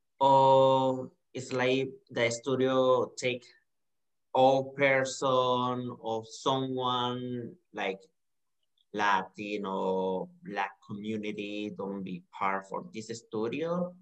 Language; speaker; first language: English; non-native, learner; Spanish